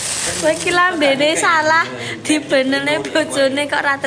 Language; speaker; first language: Vietnamese; non-native, learner; Javanese